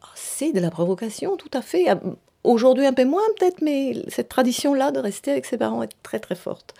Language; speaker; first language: French; non-native, fluent; Italian